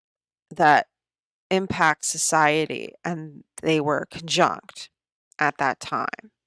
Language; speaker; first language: English; native; English